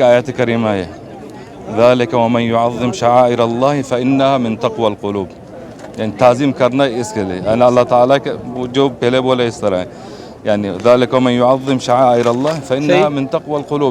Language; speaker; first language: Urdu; non-native, learner; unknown